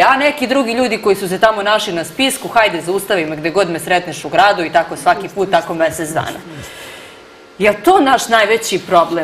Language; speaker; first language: Serbian; native; Serbian